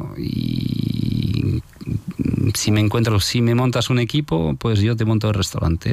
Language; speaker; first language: Spanish; non-native, fluent; French